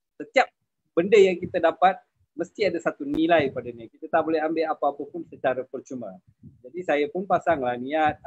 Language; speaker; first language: Malay; non-native, local second language; Tamil